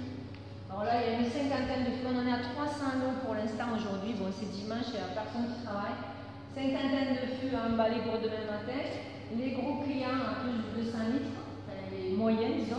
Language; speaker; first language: French; native; French